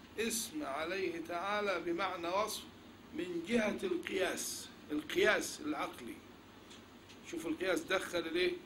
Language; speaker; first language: Arabic; native; Arabic